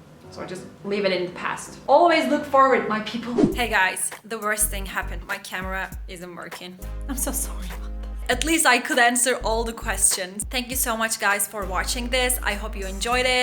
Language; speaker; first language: English; non-native, fluent; Turkish